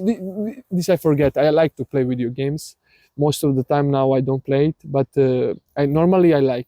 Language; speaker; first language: English; non-native, learner; Serbian